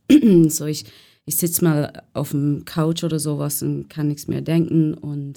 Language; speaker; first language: German; non-native, learner; English